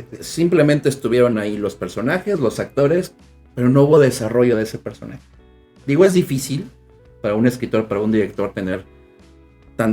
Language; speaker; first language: Spanish; native; Spanish